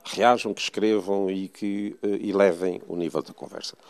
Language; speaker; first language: Portuguese; native; Portuguese